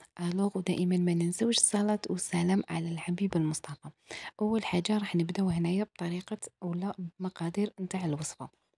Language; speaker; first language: Arabic; native; Arabic